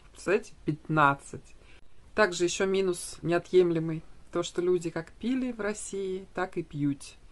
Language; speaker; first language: Russian; native; Russian